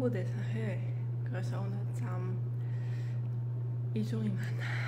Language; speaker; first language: Korean; non-native, learner; Dutch